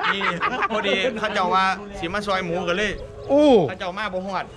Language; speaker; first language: Thai; native; Thai